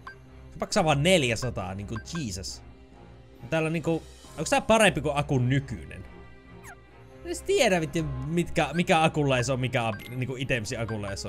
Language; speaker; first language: Finnish; native; Finnish